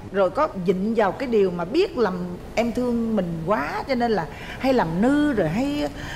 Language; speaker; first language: Vietnamese; native; Vietnamese